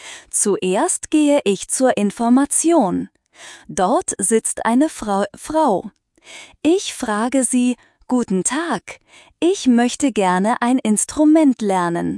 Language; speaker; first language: German; non-native, fluent; Turkish